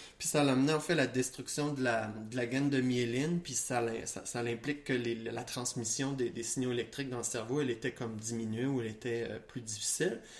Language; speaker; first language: French; native; French